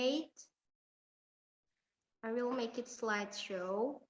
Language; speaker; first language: English; non-native, fluent; Indonesian